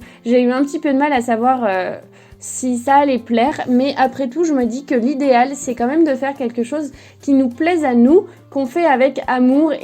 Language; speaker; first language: French; native; French